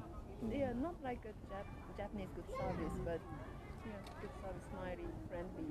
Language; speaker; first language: English; non-native, learner; Japanese